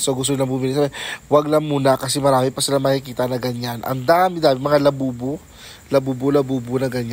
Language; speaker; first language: Filipino; non-native, local second language; Hiligaynon